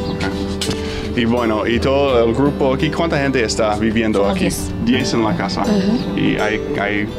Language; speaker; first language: Spanish; non-native, fluent; English